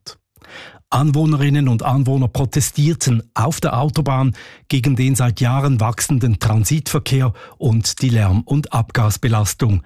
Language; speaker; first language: German; native; German